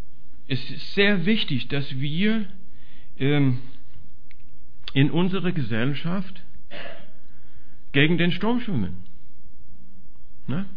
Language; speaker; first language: German; non-native, fluent; English